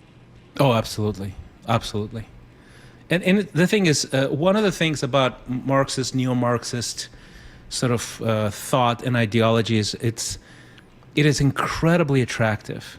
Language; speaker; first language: English; non-native, fluent; Spanish